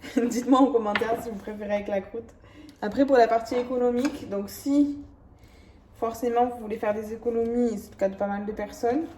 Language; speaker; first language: French; early bilingual, other home language; Arabic